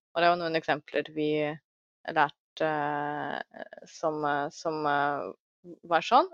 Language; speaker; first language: Norwegian; non-native, fluent; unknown